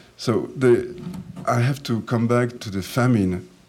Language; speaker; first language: English; non-native, fluent; French